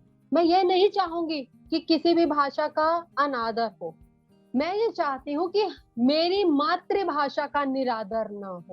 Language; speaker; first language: Hindi; native; Hindi